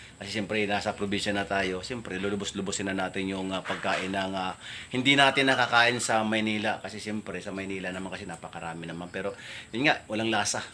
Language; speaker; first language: Filipino; native; Filipino